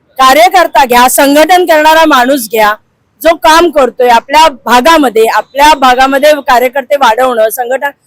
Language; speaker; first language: Marathi; non-native, local second language; Hindi